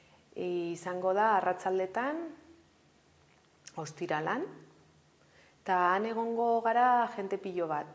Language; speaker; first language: Basque; non-native, local second language; Spanish